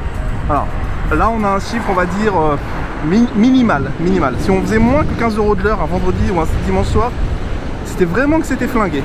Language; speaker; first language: French; native; French